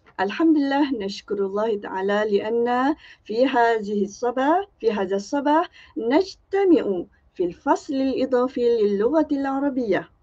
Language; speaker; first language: Arabic; non-native, fluent; Malay